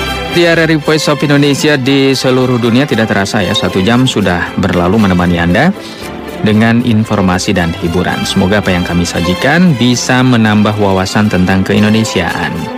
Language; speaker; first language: Indonesian; native; Indonesian